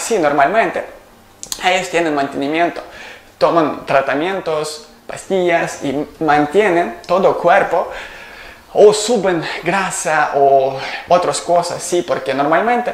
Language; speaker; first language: Spanish; non-native, learner; Ukrainian